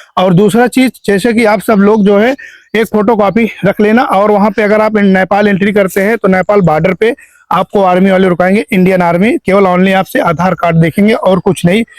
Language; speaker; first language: Hindi; native; Hindi